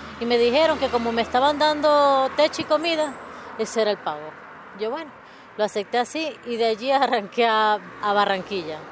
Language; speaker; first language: Spanish; native; Spanish